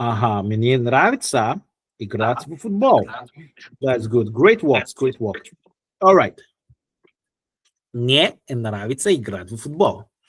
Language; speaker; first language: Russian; non-native, learner; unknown